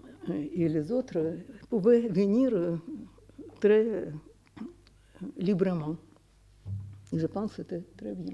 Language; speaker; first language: French; non-native, fluent; Russian